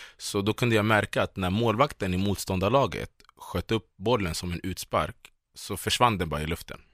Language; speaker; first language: Swedish; early bilingual, other home language; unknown